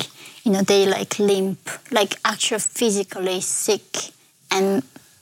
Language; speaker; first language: English; non-native, fluent; Korean